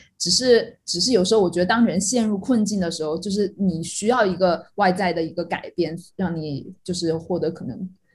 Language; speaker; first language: Chinese; native; Chinese